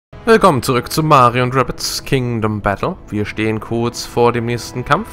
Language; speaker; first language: German; native; German